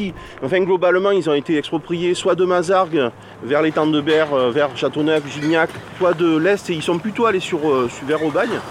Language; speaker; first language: French; native; French